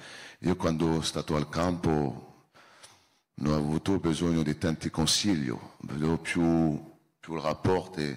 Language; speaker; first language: Italian; non-native, learner; French